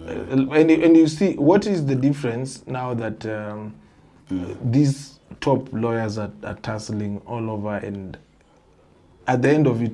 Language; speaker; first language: English; non-native, local second language; Swahili